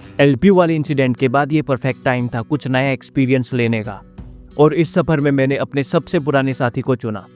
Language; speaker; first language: Hindi; native; Hindi